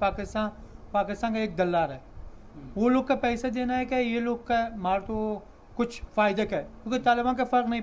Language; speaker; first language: Hindi; non-native, learner; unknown